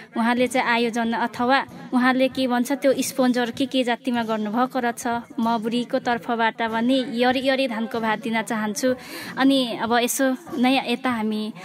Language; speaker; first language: Nepali; non-native, local second language; Limbu